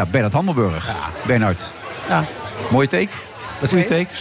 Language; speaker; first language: Dutch; non-native, local second language; Western Frisian